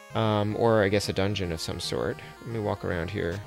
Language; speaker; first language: English; native; English